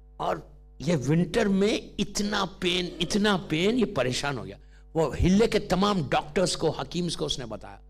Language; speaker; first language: Urdu; native; Urdu